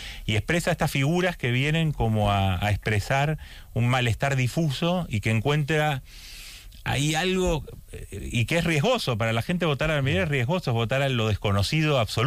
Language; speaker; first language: Spanish; native; Spanish